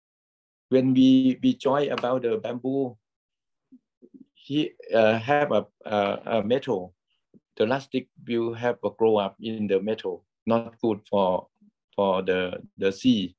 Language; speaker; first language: English; non-native, learner; Thai